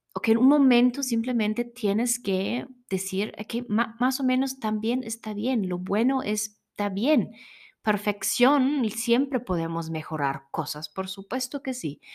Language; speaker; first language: Spanish; non-native, fluent; German